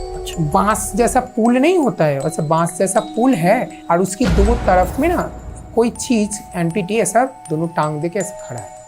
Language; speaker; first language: Hindi; non-native, local second language; Bangla